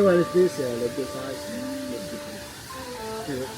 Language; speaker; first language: English; non-native, learner; Indonesian